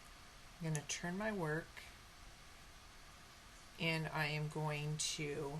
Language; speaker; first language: English; native; English